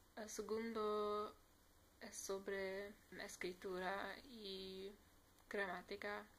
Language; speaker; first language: Spanish; non-native, learner; English